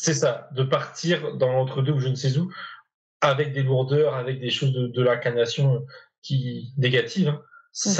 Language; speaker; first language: French; native; French